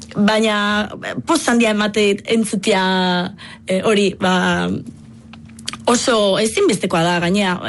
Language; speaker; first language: Basque; non-native, fluent; Italian